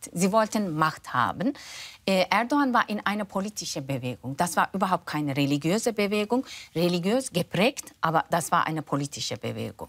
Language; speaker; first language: German; non-native, fluent; Turkish